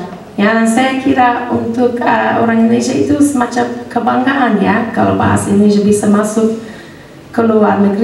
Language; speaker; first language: Indonesian; non-native, fluent; English